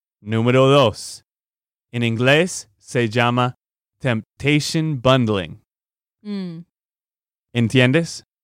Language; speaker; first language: Spanish; non-native, fluent; English